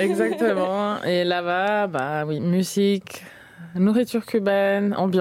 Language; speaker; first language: French; early bilingual, other home language; Spanish